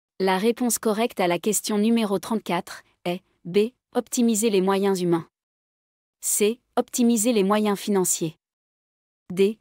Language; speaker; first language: French; non-native, local second language; Arabic